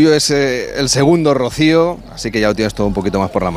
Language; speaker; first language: Spanish; native; Spanish